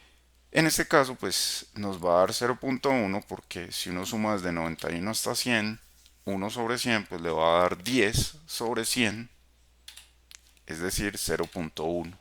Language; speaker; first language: Spanish; native; Spanish